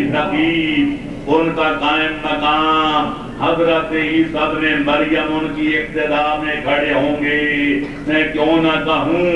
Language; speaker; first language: Urdu; non-native, local second language; Punjabi